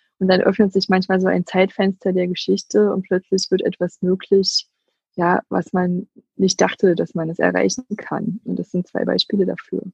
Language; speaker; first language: German; native; German